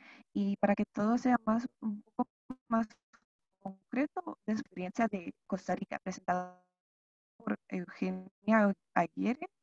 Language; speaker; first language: Spanish; non-native, fluent; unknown